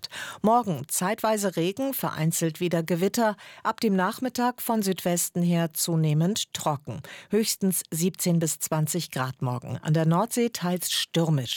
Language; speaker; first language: German; native; German